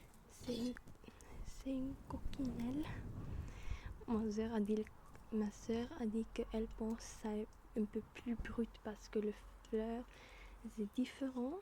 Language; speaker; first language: French; non-native, learner; German